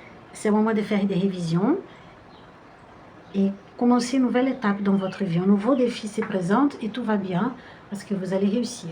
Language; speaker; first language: French; non-native, fluent; Portuguese